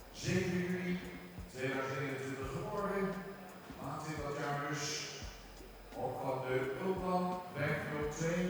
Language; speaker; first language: Dutch; native; Dutch